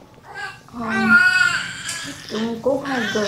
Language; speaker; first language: Vietnamese; non-native, local second language; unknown